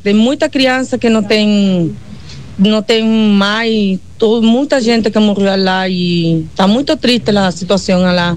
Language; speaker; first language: Portuguese; non-native, learner; Spanish